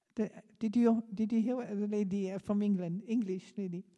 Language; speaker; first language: English; non-native, fluent; French